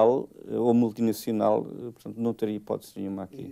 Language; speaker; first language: Portuguese; native; Portuguese